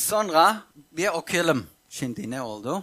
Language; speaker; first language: Turkish; non-native, fluent; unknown